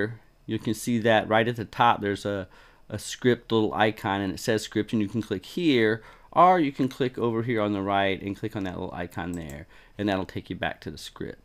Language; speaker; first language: English; native; English